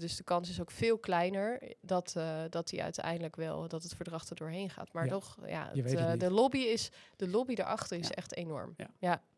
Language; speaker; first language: Dutch; native; Dutch